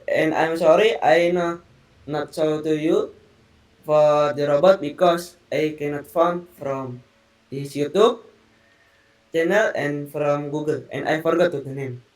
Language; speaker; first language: English; non-native, learner; Indonesian